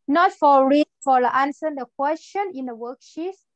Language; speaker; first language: English; non-native, learner; Thai